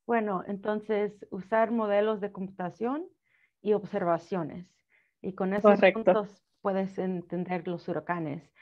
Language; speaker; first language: Spanish; early bilingual, heritage; Spanish